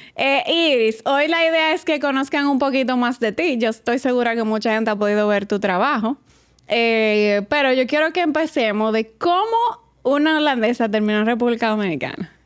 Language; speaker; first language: Spanish; native; Spanish